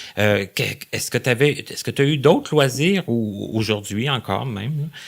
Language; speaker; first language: French; native; French